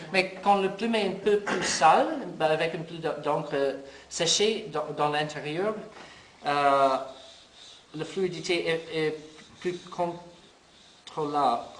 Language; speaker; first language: French; non-native, learner; English